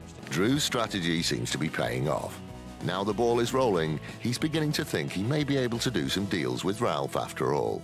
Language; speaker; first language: English; native; English